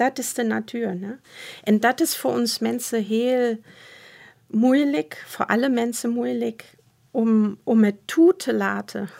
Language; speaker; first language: Dutch; non-native, fluent; German